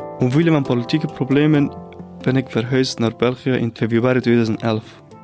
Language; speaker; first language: Dutch; non-native, fluent; Persian